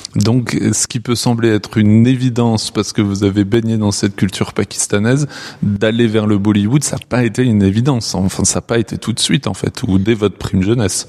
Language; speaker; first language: French; native; French